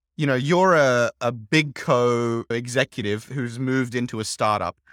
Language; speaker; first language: English; native; English